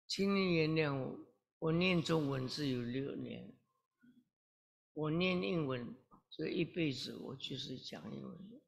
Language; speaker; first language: Chinese; early bilingual, heritage; Chinese